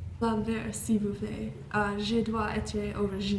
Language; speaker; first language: French; non-native, learner; English